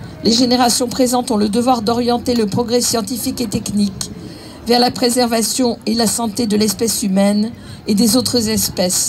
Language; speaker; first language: French; native; French